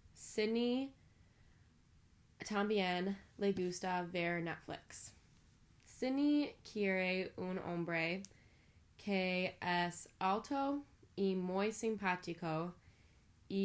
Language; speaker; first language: Spanish; non-native, learner; English